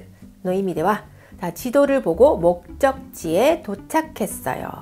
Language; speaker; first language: Japanese; non-native, fluent; Korean